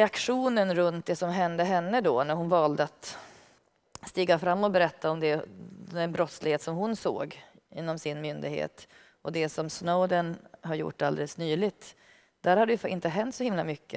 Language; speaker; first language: Swedish; native; Swedish